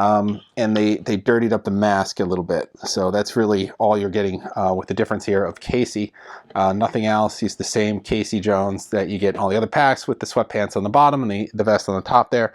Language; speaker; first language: English; native; English